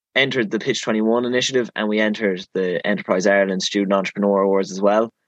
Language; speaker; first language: English; native; English